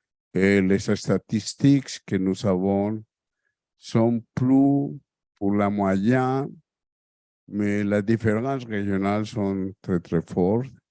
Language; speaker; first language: French; non-native, fluent; Spanish